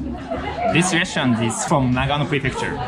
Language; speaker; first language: English; non-native, fluent; Japanese